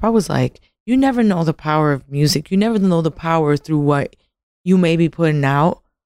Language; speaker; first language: English; native; English